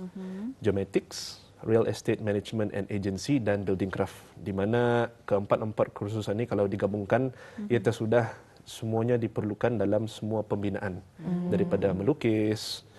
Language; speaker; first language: Malay; native; Malay